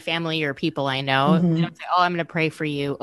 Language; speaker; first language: English; native; English